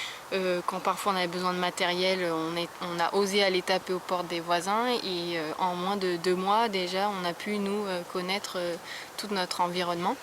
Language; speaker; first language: French; native; French